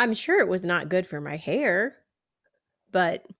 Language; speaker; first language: English; native; English